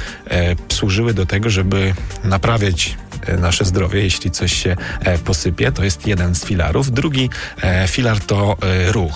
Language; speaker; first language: Polish; native; Polish